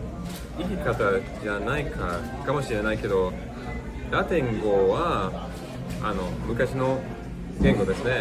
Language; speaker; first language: Japanese; non-native, learner; English